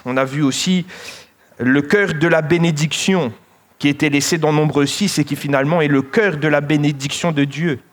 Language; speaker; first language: French; native; French